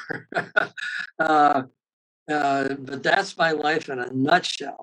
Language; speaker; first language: English; native; English